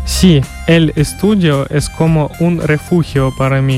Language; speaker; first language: Spanish; non-native, learner; Ukrainian